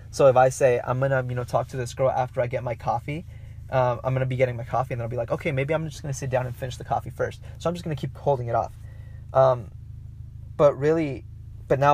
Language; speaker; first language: English; non-native, fluent; Spanish